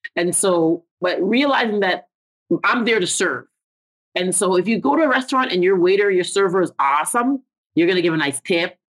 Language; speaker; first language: English; native; English